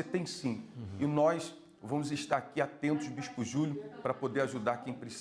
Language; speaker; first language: Portuguese; native; Portuguese